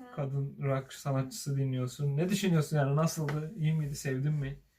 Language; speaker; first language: Turkish; native; Turkish